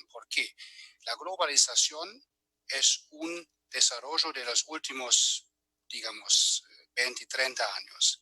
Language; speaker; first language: Spanish; non-native, fluent; German